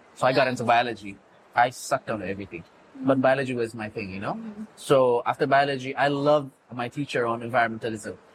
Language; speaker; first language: English; non-native, fluent; Amharic